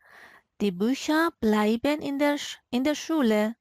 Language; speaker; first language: German; non-native, fluent; Persian